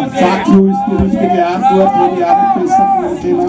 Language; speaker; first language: German; native; German